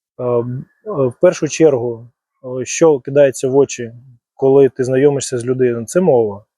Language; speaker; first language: Ukrainian; non-native, local second language; Russian